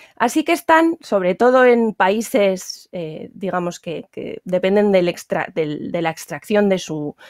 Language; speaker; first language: Spanish; native; Spanish